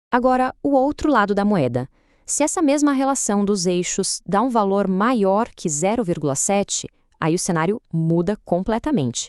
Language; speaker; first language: Portuguese; native; Portuguese